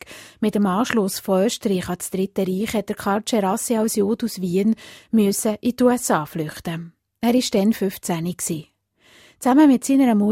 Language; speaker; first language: German; native; German